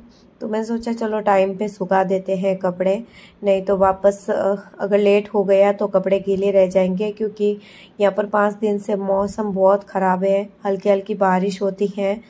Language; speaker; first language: Hindi; native; Hindi